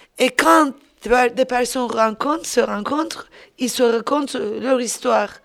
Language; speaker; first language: French; non-native, fluent; Turkish